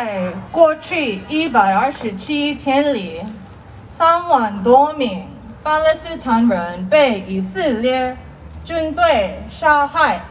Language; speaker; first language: Chinese; non-native, fluent; Korean